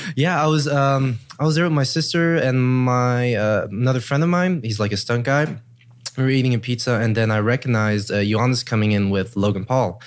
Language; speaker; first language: English; early bilingual, heritage; English